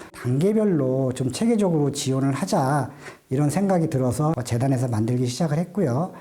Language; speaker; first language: Korean; native; Korean